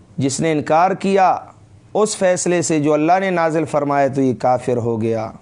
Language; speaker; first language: Urdu; non-native, local second language; Pashto